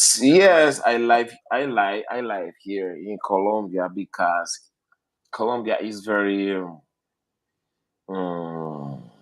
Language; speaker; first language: English; non-native, learner; Spanish